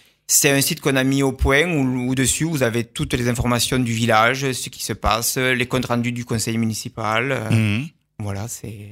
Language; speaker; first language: French; native; French